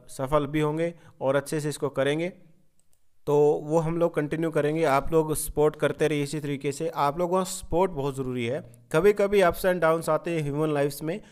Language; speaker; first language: Hindi; native; Hindi